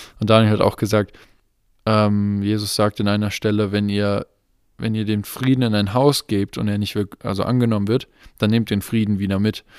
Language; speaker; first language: German; native; German